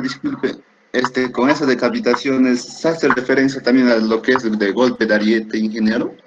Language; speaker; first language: Spanish; native; Spanish